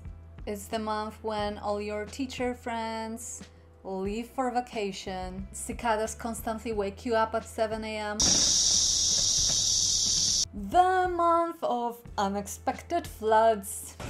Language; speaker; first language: English; non-native, fluent; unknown